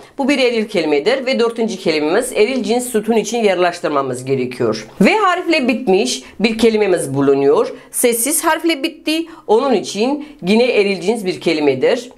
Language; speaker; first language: Turkish; non-native, fluent; Russian